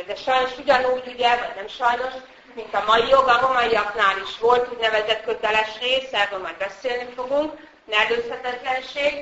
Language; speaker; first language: Hungarian; native; Hungarian